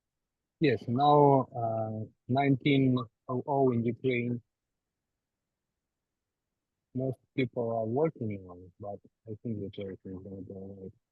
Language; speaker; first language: English; non-native, learner; Ukrainian